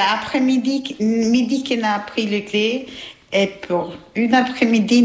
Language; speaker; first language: French; non-native, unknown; Albanian